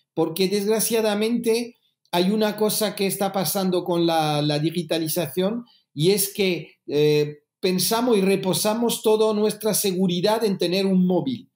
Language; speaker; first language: Spanish; early bilingual, heritage; French